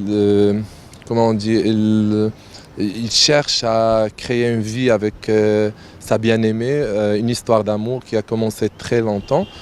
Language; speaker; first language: French; non-native, local second language; Arabic